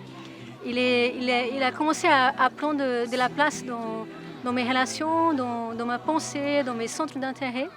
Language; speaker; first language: French; non-native, fluent; Portuguese